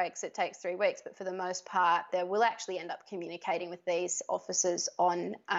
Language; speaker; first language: English; native; English